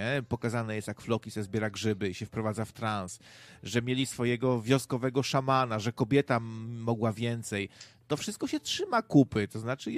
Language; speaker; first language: Polish; native; Polish